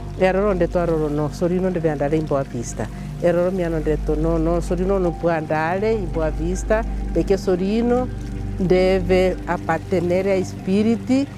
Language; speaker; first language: Italian; non-native, fluent; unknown